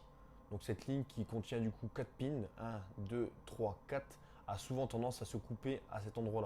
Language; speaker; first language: French; native; French